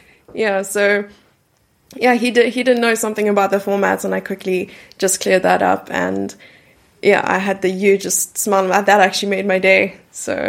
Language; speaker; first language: English; native; English